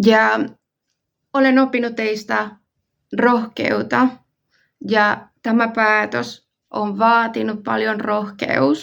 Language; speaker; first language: Finnish; non-native, fluent; Spanish